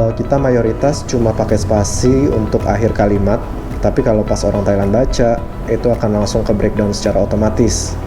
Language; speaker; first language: Indonesian; native; Indonesian